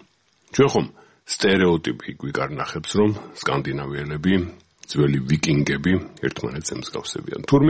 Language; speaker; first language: Georgian; native; Georgian